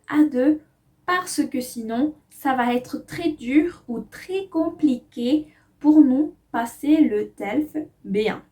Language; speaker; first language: French; non-native, fluent; Spanish